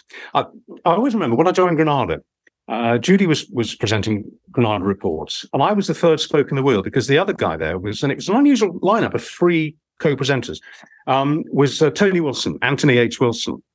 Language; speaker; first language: English; native; English